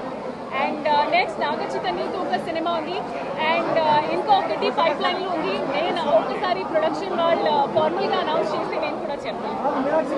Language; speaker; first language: Telugu; non-native, fluent; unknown